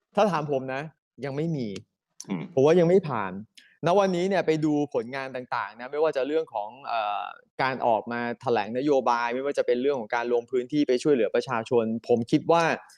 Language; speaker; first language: Thai; native; Thai